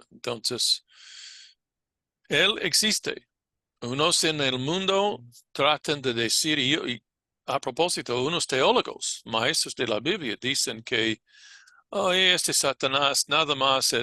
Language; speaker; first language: Spanish; non-native, fluent; English